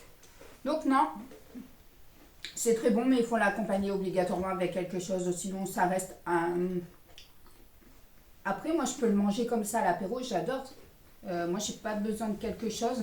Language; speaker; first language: French; native; French